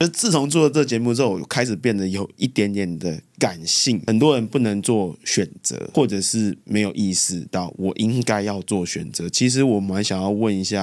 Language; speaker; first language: Chinese; native; Chinese